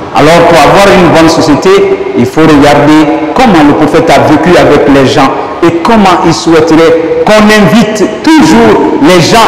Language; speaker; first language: French; non-native, local second language; Dyula